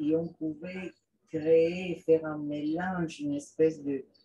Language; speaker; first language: French; non-native, fluent; Spanish